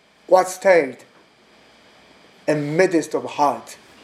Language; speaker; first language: English; non-native, learner; Korean